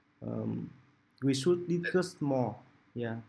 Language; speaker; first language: English; non-native, local second language; Vietnamese